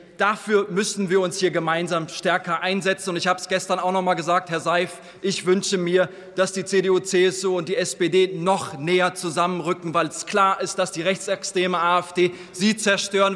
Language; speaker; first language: German; early bilingual, other home language; Turkish